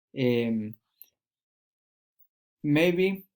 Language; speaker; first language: English; non-native, learner; Spanish